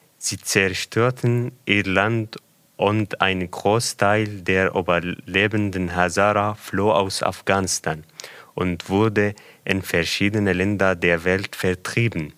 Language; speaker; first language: German; non-native, fluent; Persian